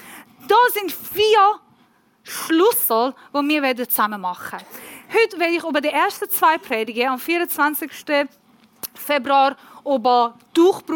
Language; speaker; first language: German; non-native, learner; Persian